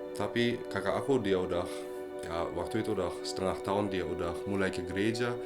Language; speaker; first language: Indonesian; early bilingual, other home language; German